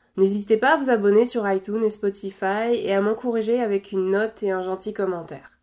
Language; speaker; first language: French; native; French